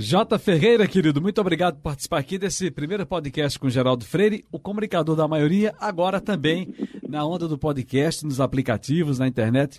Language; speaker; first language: Portuguese; native; Portuguese